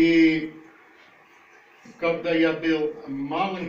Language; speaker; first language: Russian; non-native, learner; Dutch